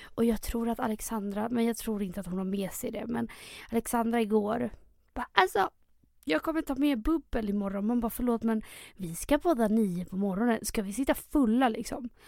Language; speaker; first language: Swedish; early bilingual, other home language; Spanish